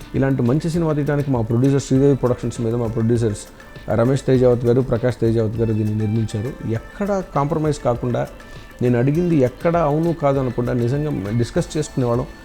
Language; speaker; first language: Telugu; native; Telugu